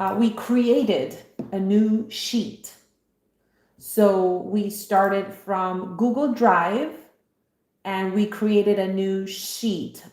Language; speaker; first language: English; non-native, fluent; Italian